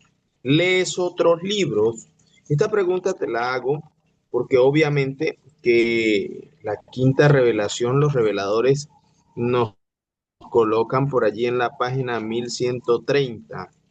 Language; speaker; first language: Spanish; native; Spanish